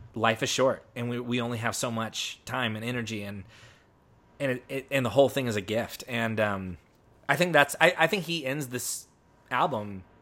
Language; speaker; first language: English; native; English